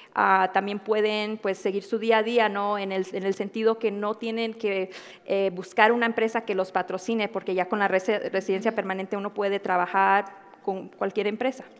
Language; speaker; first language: Spanish; early bilingual, heritage; Spanish